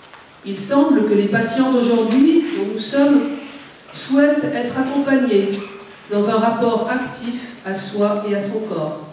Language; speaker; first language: French; native; French